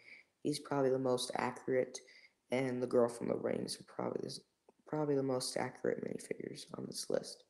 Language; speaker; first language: English; native; English